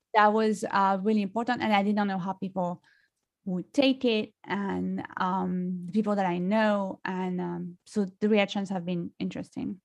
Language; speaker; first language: English; non-native, fluent; French